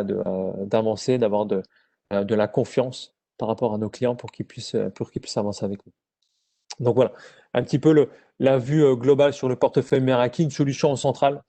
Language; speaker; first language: French; native; French